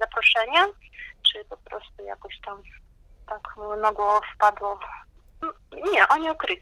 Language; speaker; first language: Polish; non-native, fluent; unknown